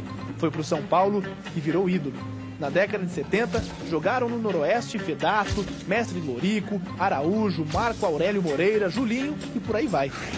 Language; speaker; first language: Portuguese; native; Portuguese